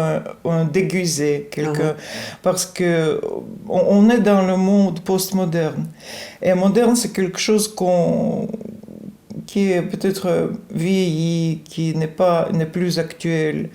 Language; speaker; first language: French; non-native, fluent; Russian